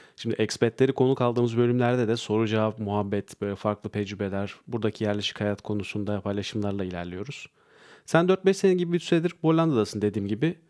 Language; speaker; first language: Turkish; native; Turkish